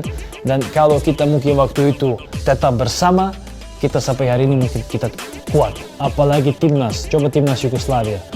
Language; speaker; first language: Indonesian; non-native, fluent; Serbian